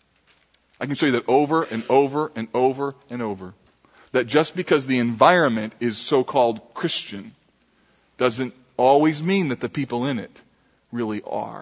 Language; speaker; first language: English; native; English